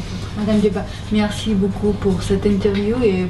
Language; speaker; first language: French; non-native, learner; Russian